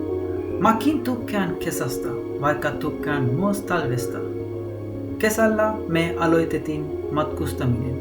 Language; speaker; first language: Finnish; non-native, learner; Sinhala